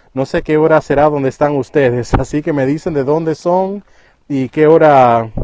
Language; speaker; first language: Spanish; early bilingual, heritage; Spanish